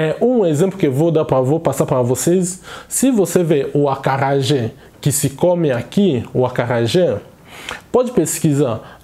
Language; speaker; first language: Portuguese; non-native, fluent; Swahili